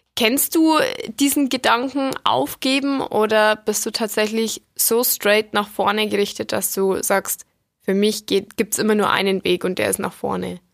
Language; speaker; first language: German; native; German